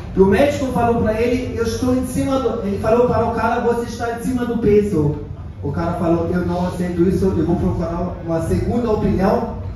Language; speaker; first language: Portuguese; non-native, fluent; German